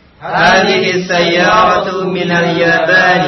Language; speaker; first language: Arabic; non-native, learner; Indonesian